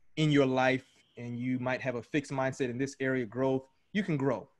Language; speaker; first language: English; native; English